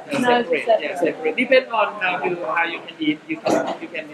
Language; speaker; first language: English; non-native, learner; Thai